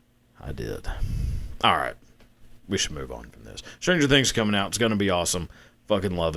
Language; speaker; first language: English; native; English